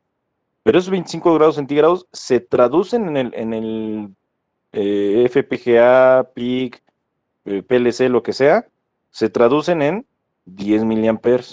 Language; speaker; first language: Spanish; native; Spanish